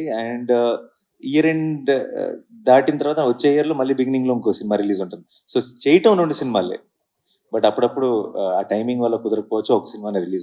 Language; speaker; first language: Telugu; native; Telugu